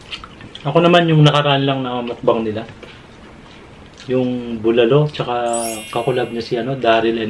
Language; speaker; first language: Filipino; native; Filipino